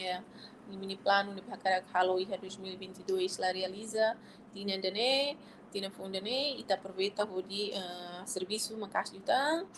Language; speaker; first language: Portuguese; non-native, local second language; Tetum